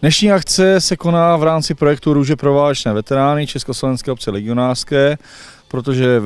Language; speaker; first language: Czech; native; Czech